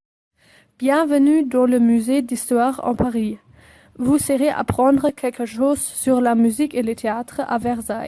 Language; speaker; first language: French; non-native, learner; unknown